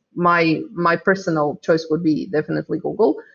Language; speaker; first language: English; non-native, fluent; Croatian